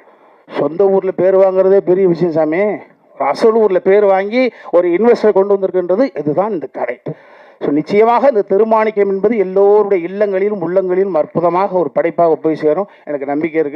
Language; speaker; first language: Tamil; native; Tamil